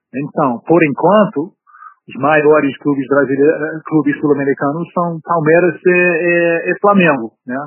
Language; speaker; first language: Portuguese; non-native, fluent; English